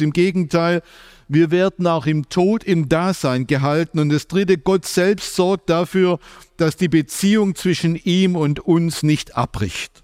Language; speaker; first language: German; native; German